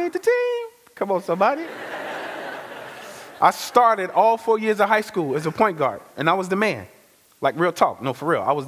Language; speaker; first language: English; native; English